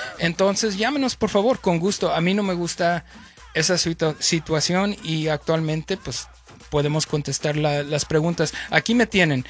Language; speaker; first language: Spanish; early bilingual, heritage; Spanish